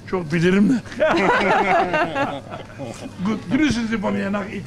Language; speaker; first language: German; non-native, learner; Turkish